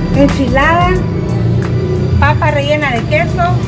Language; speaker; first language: Spanish; native; Spanish